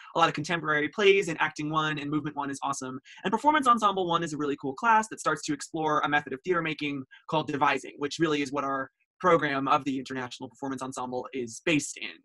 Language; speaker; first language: English; native; English